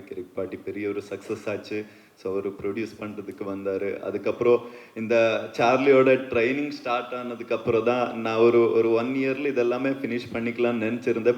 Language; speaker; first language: Tamil; non-native, learner; Kannada